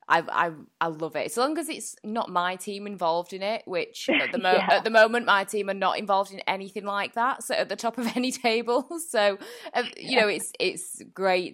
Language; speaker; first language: English; native; English